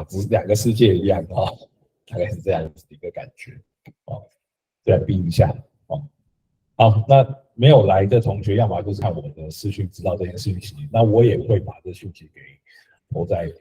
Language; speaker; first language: Chinese; non-native, fluent; English